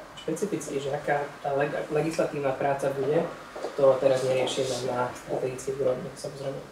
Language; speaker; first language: Slovak; non-native, local second language; Hungarian